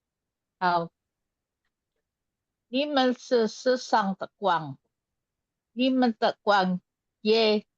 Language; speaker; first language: Chinese; non-native, learner; Indonesian